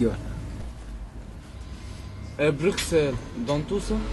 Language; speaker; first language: French; non-native, learner; Arabic